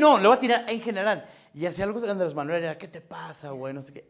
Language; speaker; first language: Spanish; native; Spanish